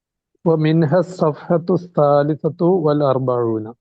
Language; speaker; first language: Arabic; non-native, learner; Malayalam